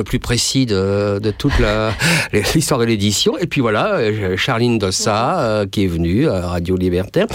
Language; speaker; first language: French; native; French